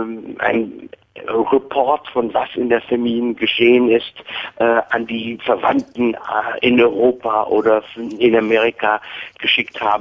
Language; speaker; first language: German; non-native, fluent; English